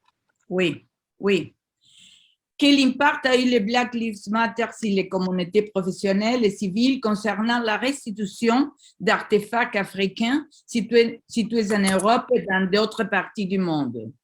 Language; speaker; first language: French; non-native, learner; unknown